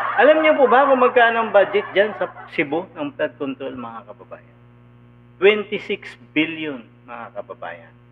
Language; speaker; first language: Filipino; non-native, local second language; Cebuano